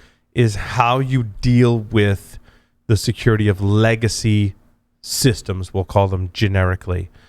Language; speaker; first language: English; native; English